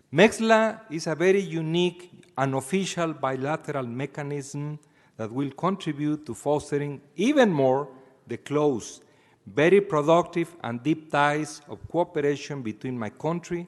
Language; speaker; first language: English; non-native, fluent; Spanish